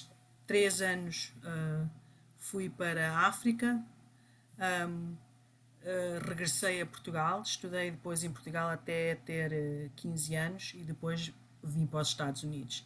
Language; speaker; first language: Portuguese; early bilingual, other home language; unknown